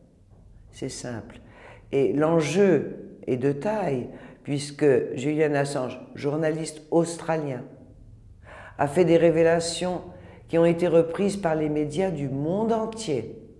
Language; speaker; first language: French; native; French